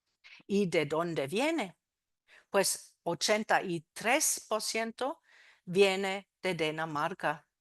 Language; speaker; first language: Spanish; non-native, fluent; German